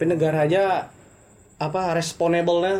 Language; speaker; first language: Indonesian; native; Indonesian